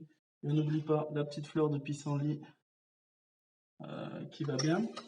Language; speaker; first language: French; native; French